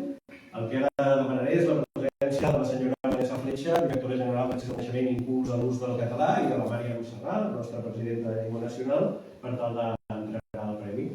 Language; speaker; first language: Catalan; native; Catalan